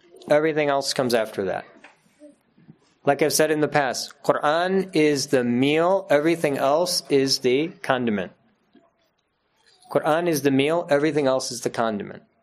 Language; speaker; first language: English; native; English